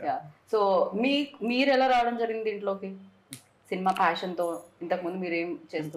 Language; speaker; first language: Telugu; native; Telugu